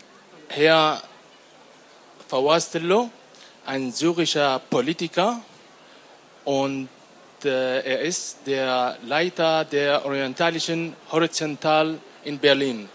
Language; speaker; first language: German; non-native, learner; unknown